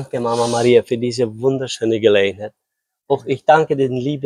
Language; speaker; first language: German; early bilingual, heritage; Low German